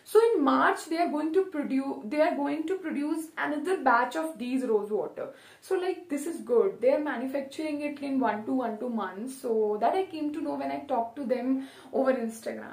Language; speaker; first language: English; non-native, local second language; Hindi